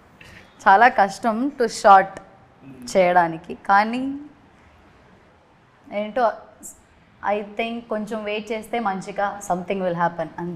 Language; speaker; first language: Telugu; non-native, learner; Malayalam